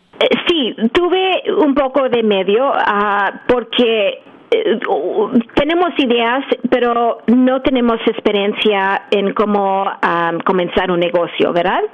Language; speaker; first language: Spanish; early bilingual, heritage; English